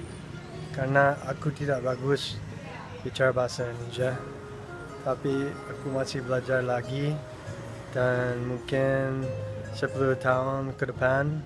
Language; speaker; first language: Indonesian; non-native, learner; English